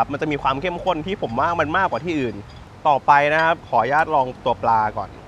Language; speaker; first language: Thai; native; Thai